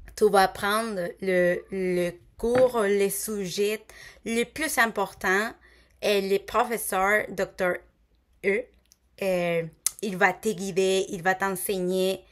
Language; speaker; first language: French; non-native, fluent; Spanish